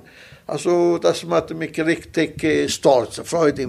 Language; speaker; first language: German; non-native, local second language; Italian